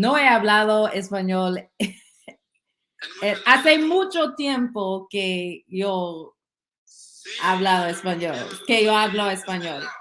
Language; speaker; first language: Spanish; non-native, learner; English